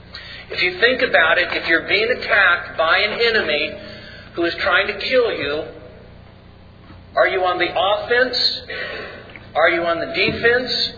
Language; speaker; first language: English; native; English